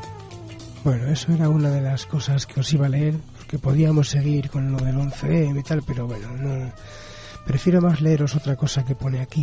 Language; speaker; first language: Spanish; native; Spanish